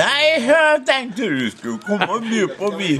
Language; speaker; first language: Swedish; native; Swedish